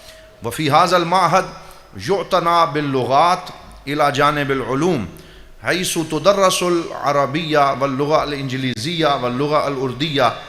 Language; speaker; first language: Arabic; non-native, fluent; Urdu